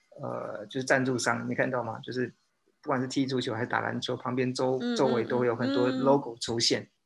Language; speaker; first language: Chinese; native; Chinese